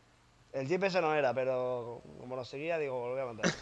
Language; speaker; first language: Spanish; native; Spanish